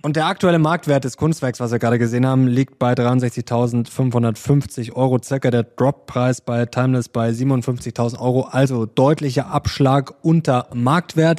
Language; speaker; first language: German; native; German